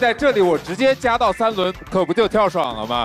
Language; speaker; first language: Chinese; native; Chinese